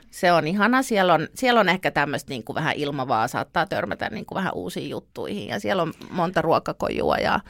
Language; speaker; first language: Finnish; early bilingual, other home language; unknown